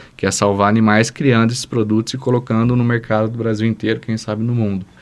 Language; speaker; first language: Portuguese; native; Portuguese